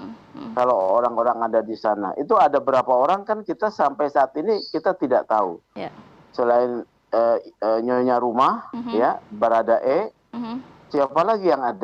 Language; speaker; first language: Indonesian; native; Indonesian